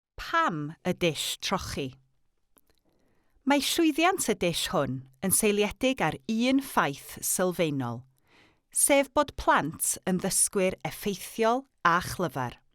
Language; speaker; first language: Welsh; native; Welsh